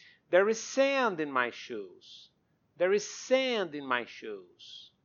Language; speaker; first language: English; non-native, fluent; Portuguese